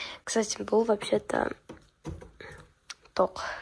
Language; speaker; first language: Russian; non-native, local second language; Kazakh